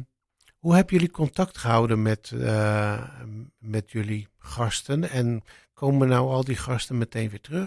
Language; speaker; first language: Dutch; native; Dutch